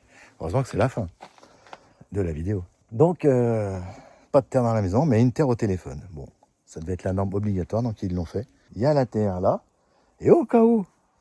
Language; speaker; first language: French; native; French